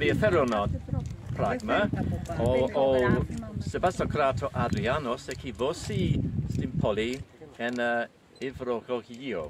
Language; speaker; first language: Greek; non-native, learner; English